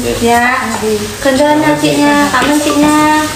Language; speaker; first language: Vietnamese; non-native, learner; Indonesian